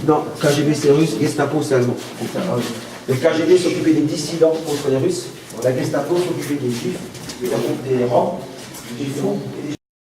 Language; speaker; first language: French; native; French